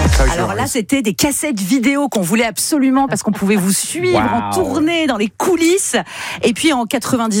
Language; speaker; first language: French; native; French